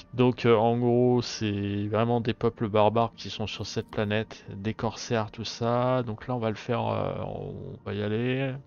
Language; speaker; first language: French; native; French